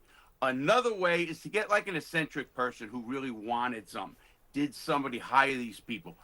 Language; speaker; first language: English; native; English